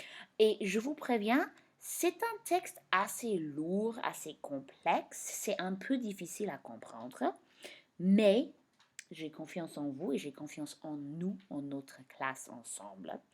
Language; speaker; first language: French; non-native, fluent; English